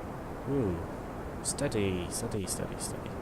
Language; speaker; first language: English; native; English